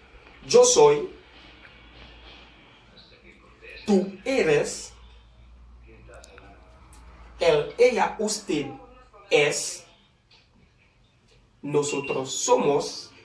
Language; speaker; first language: Spanish; non-native, fluent; Haitian Creole